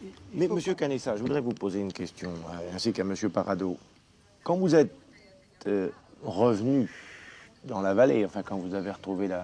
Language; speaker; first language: French; native; French